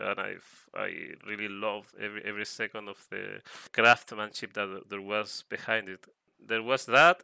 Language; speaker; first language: English; non-native, fluent; Spanish